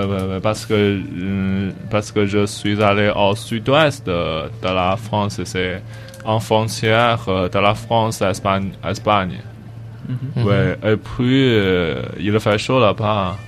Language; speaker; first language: French; non-native, learner; Chinese